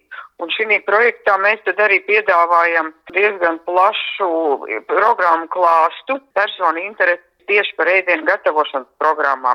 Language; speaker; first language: Latvian; native; Latvian